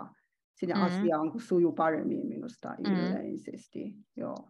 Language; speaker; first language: Finnish; non-native, learner; Chinese